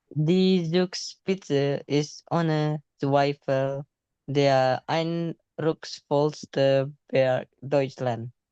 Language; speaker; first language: German; non-native, learner; Indonesian